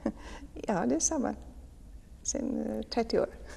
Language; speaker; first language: Swedish; non-native, fluent; German